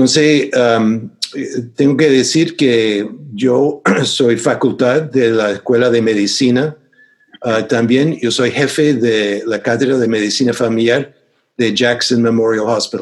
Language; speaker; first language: Spanish; non-native, fluent; English